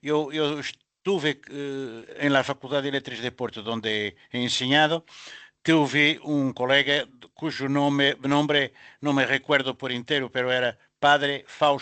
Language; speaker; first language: Spanish; non-native, learner; Portuguese